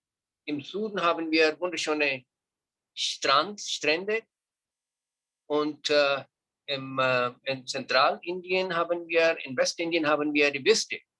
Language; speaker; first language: German; non-native, learner; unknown